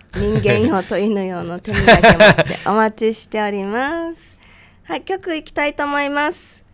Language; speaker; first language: Japanese; early bilingual, other home language; Portuguese